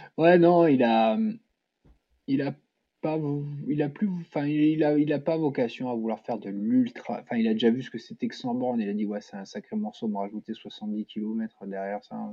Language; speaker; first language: French; native; French